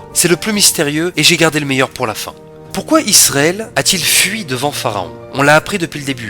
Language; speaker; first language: French; native; French